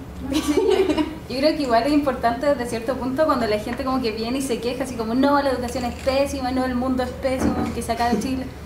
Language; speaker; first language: Spanish; native; Spanish